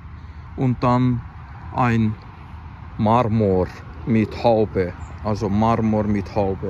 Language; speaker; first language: German; non-native, fluent; Azerbaijani